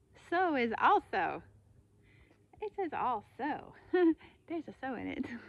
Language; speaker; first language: English; native; English